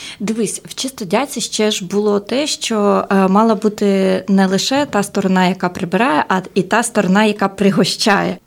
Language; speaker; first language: Ukrainian; native; Ukrainian